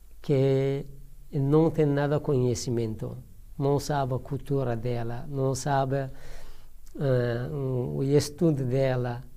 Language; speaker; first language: Portuguese; non-native, learner; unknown